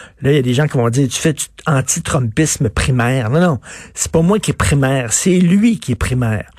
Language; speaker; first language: French; native; French